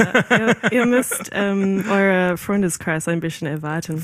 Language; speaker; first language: German; non-native, fluent; English